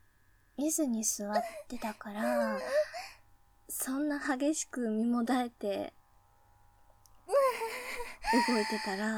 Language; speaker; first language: Japanese; native; Japanese